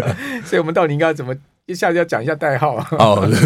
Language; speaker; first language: Chinese; native; Chinese